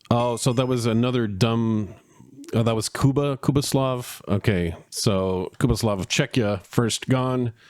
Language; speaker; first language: English; native; English